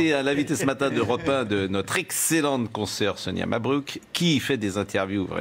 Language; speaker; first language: French; native; French